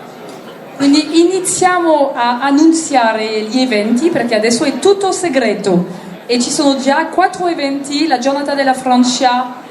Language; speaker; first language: Italian; non-native, learner; French